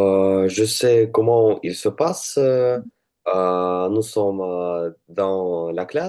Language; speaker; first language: French; non-native, learner; Russian